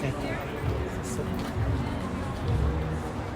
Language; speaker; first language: French; non-native, local second language; Arabic